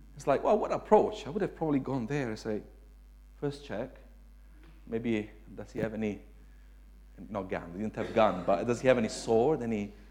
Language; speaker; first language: English; non-native, fluent; Italian